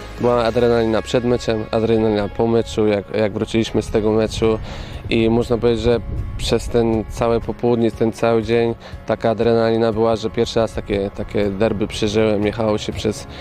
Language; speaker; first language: Polish; native; Polish